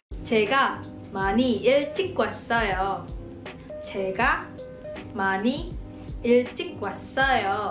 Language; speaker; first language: Korean; non-native, fluent; Indonesian